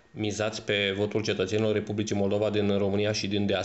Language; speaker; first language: Romanian; native; Romanian